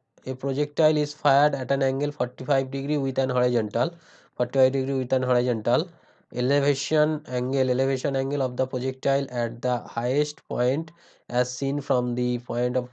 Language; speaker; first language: English; non-native, local second language; Bangla